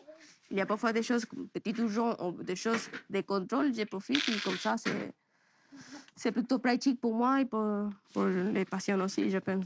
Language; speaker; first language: French; non-native, learner; Spanish